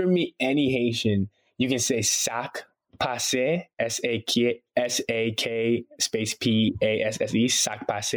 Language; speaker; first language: English; early bilingual, other home language; Haitian Creole